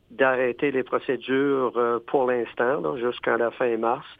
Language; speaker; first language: French; native; French